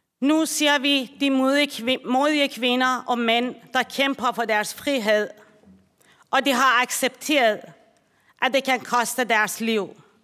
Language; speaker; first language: Danish; non-native, fluent; Persian